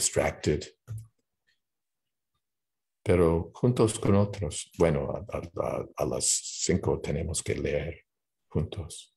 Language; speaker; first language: Spanish; non-native, learner; English